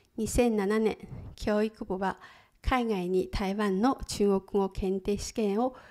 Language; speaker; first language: Japanese; non-native, fluent; Chinese